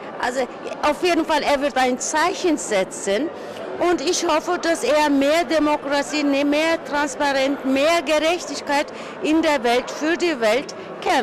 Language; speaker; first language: German; early bilingual, other home language; Turkish